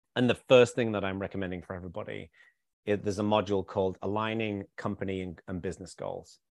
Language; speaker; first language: English; native; English